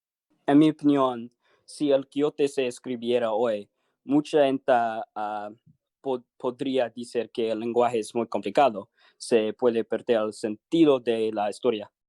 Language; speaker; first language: Spanish; non-native, learner; English